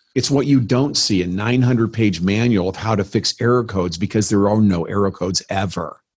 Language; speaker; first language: English; native; English